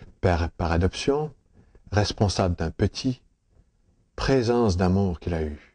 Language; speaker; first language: French; native; French